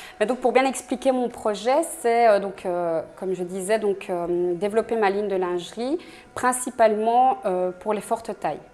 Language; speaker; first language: French; early bilingual, other home language; Spanish